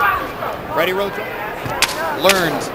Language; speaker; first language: English; native; English